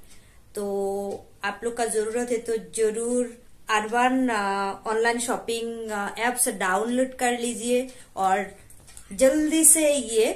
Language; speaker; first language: Hindi; non-native, local second language; Bangla